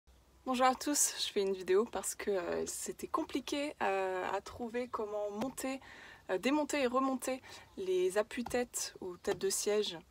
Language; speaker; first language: French; native; French